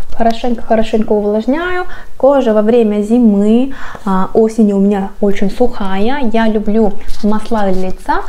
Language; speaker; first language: Russian; non-native, fluent; Korean